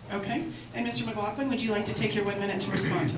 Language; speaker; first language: English; native; English